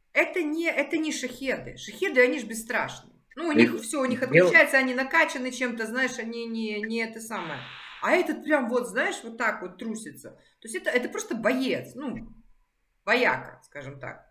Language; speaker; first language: Russian; native; Russian